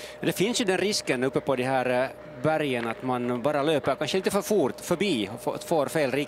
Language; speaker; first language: Swedish; native; Swedish